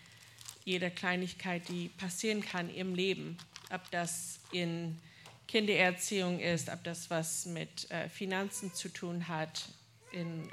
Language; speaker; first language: German; non-native, fluent; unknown